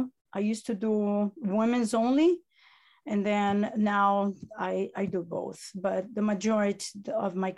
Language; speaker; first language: English; non-native, fluent; Italian